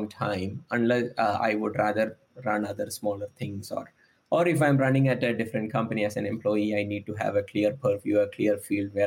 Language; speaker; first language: English; non-native, local second language; Malayalam